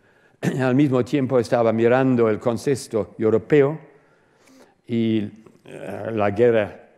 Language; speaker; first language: Spanish; non-native, fluent; English